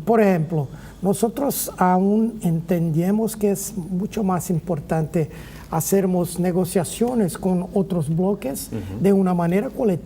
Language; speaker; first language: Spanish; non-native, fluent; Portuguese